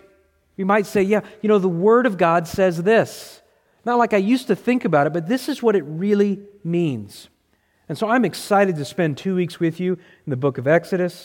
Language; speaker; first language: English; native; English